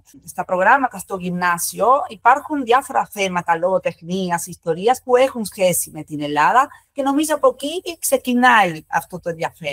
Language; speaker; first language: Greek; non-native, fluent; Spanish